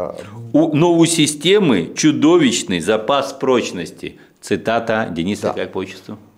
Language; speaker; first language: Ukrainian; non-native, local second language; Russian